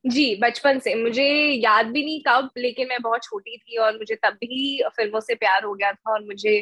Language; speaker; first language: Hindi; native; Hindi